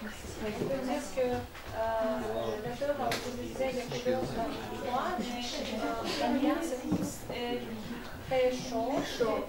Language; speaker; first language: French; non-native, learner; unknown